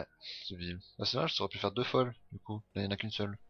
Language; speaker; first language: French; native; French